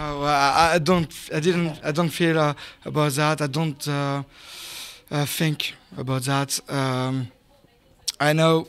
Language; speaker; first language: English; non-native, learner; French